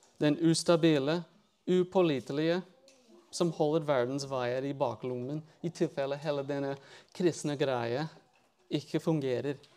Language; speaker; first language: Norwegian; non-native, fluent; English